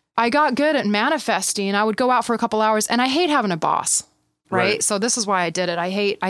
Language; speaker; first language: English; native; English